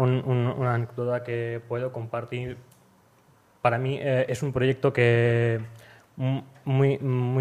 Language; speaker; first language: Spanish; non-native, learner; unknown